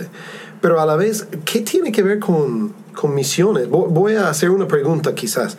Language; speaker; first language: Spanish; non-native, fluent; English